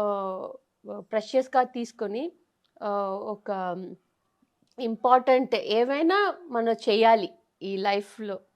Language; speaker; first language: Telugu; non-native, learner; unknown